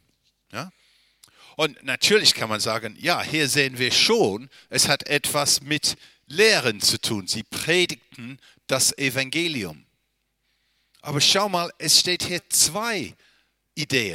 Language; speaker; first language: German; non-native, fluent; English